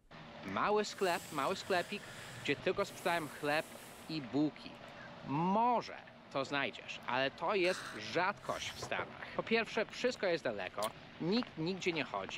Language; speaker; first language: Polish; non-native, fluent; English